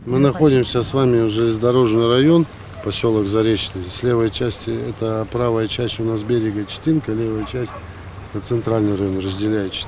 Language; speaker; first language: Russian; native; Russian